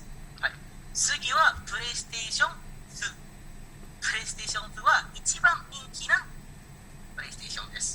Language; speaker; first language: Japanese; non-native, learner; Indonesian